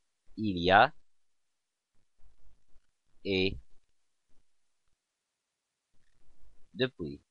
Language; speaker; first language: French; non-native, fluent; Arabic